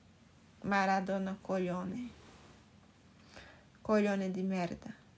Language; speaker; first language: Italian; non-native, fluent; Portuguese